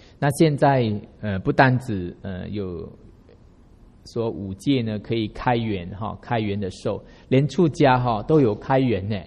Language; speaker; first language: Chinese; native; Chinese